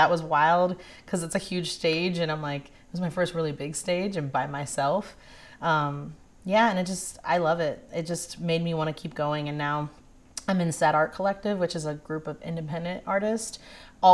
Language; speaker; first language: English; native; English